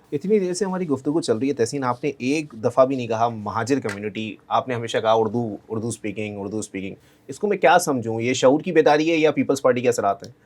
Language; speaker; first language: Urdu; native; Urdu